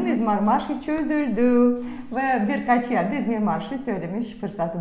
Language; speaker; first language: Turkish; non-native, fluent; Russian